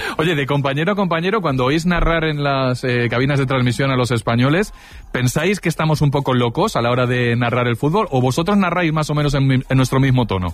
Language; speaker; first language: Spanish; native; Spanish